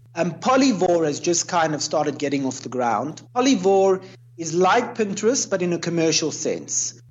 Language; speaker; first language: English; native; English